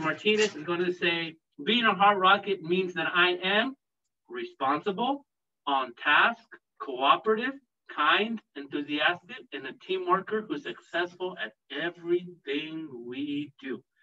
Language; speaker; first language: English; native; English